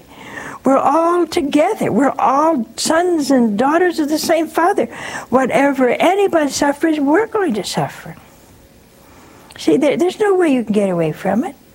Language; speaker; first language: English; native; English